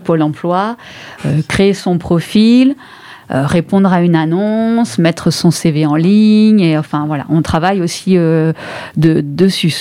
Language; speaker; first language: French; native; French